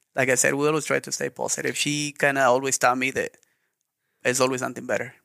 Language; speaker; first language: English; non-native, learner; Spanish